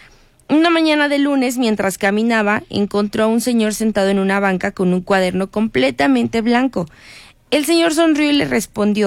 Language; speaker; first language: Spanish; native; Spanish